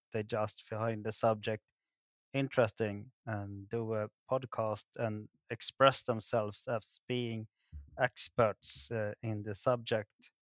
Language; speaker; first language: English; non-native, fluent; Swedish